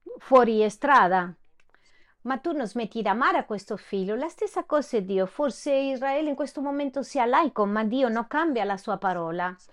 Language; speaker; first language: Italian; non-native, fluent; Spanish